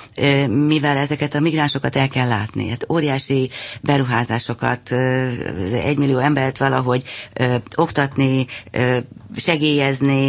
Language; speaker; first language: Hungarian; native; Hungarian